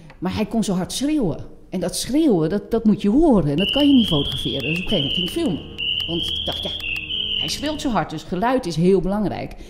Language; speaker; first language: Dutch; non-native, fluent; French